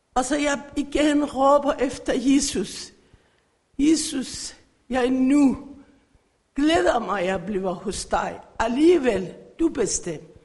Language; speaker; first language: Danish; non-native, learner; Persian